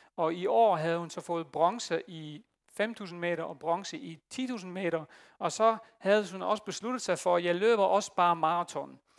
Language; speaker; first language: Danish; non-native, fluent; Dutch